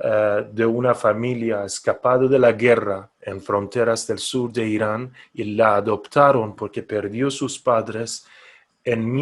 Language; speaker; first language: Spanish; non-native, fluent; Persian